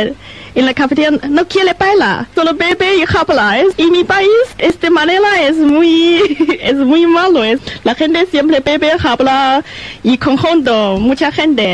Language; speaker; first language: Spanish; non-native, learner; Chinese